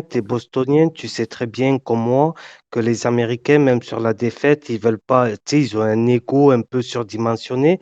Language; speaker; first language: French; native; French